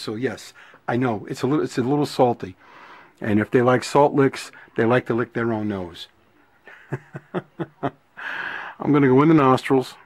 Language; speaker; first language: English; native; English